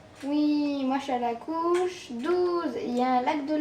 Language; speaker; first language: French; native; French